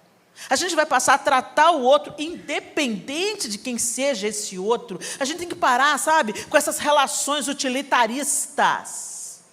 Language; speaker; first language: Portuguese; native; Portuguese